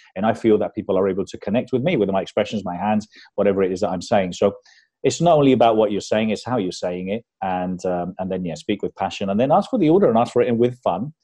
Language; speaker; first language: English; early bilingual, other home language; Spanish